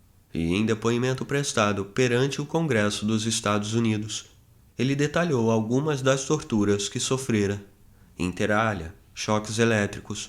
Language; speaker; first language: Portuguese; native; Portuguese